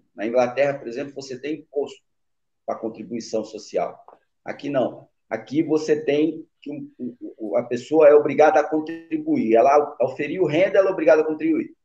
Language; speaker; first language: Portuguese; native; Portuguese